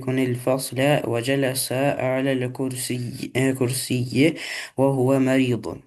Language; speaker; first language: Arabic; non-native, learner; Albanian